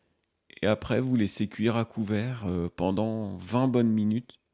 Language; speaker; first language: French; native; French